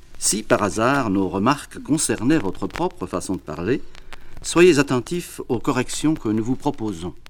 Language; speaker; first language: French; native; French